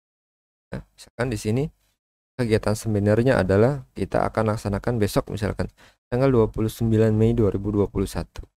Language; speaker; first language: Indonesian; native; Indonesian